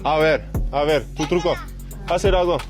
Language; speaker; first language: Spanish; non-native, learner; English